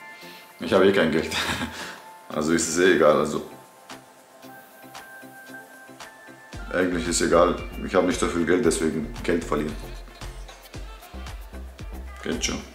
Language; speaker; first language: German; early bilingual, other home language; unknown